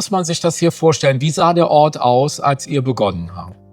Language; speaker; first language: German; native; German